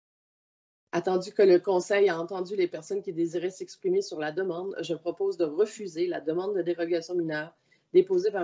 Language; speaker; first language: French; native; French